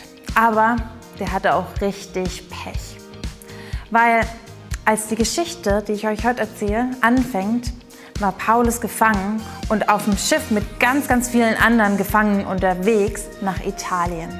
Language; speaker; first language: German; native; German